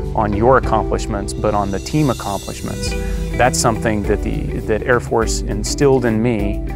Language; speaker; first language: English; native; English